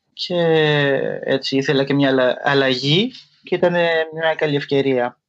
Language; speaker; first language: Greek; early bilingual, other home language; French